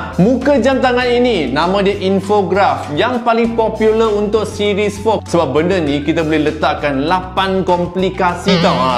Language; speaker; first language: Malay; non-native, local second language; Cantonese